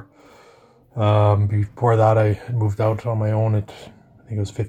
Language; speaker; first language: English; native; English